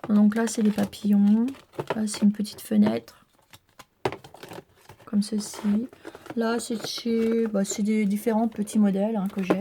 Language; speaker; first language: French; native; French